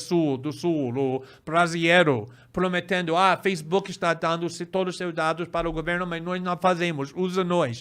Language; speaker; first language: Portuguese; non-native, fluent; English